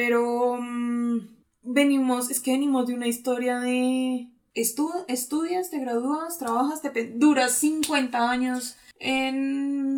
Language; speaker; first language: Spanish; native; Spanish